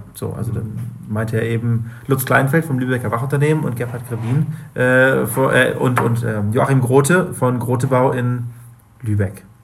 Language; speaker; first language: German; native; German